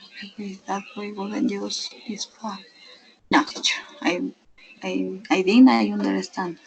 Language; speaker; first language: English; non-native, learner; Spanish